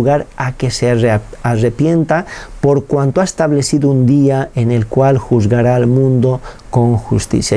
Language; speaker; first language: Spanish; native; Spanish